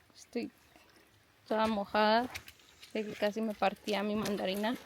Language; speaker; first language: Spanish; early bilingual, heritage; Spanish